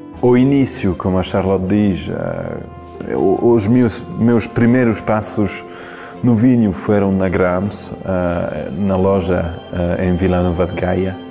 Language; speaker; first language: Portuguese; non-native, learner; French